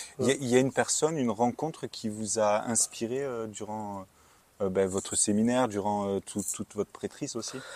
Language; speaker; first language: French; native; French